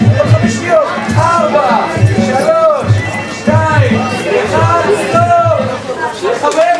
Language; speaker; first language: Hebrew; native; Hebrew